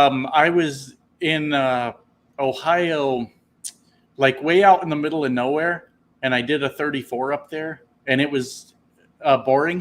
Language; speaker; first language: English; native; English